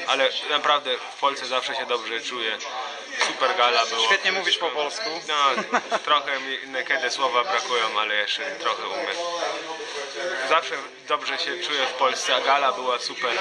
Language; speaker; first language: Polish; early bilingual, heritage; Polish